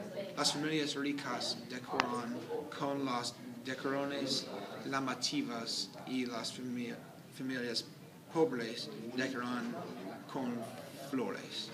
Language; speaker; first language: Spanish; non-native, learner; English